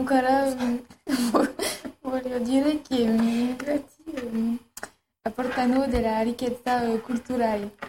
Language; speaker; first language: Italian; non-native, learner; French